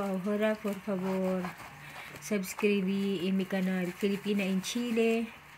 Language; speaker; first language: Spanish; non-native, learner; Filipino